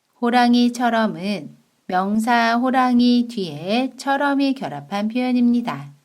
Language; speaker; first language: Korean; native; Korean